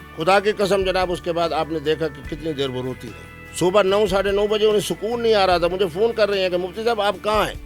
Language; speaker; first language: Urdu; non-native, local second language; Saraiki